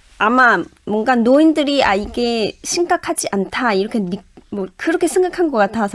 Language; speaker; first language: Korean; non-native, fluent; Chinese